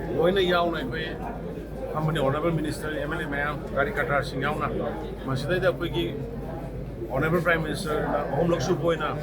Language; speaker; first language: Manipuri; native; Manipuri